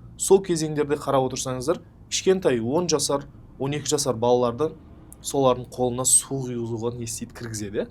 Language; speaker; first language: Kazakh; native; Kazakh